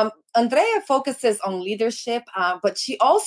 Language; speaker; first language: English; non-native, fluent; Portuguese